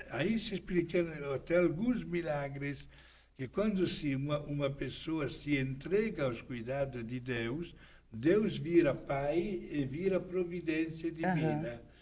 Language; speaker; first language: Portuguese; non-native, fluent; Italian